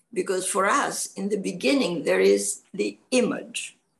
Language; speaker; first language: English; non-native, fluent; Greek